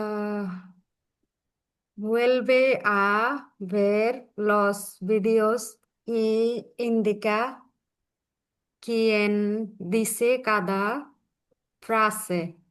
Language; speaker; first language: Spanish; non-native, learner; Bangla